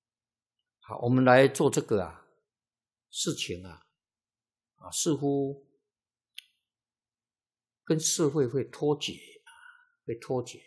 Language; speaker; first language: Chinese; native; Chinese